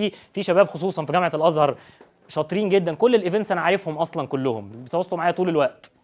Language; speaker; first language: Arabic; native; Arabic